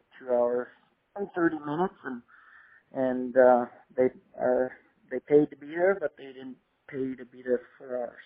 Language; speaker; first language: English; native; English